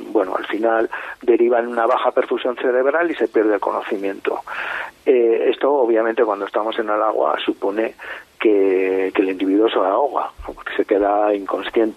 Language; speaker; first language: Spanish; native; Spanish